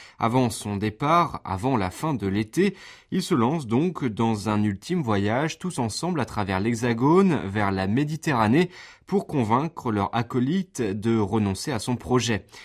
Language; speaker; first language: French; native; French